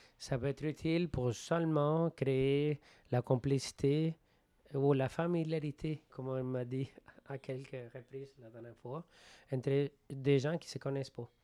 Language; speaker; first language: French; non-native, fluent; Spanish